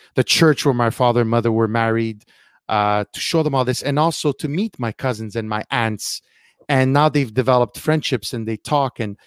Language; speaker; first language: English; early bilingual, heritage; Italian